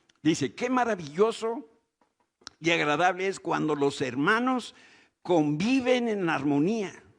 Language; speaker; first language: Spanish; native; Spanish